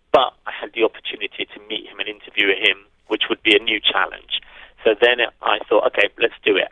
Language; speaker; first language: English; native; English